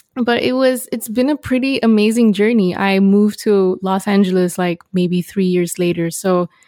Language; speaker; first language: English; non-native, local second language; Malay